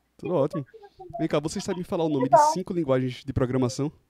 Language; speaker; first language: Portuguese; native; Portuguese